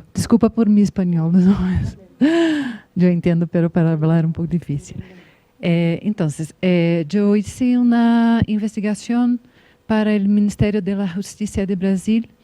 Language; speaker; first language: Spanish; non-native, learner; Portuguese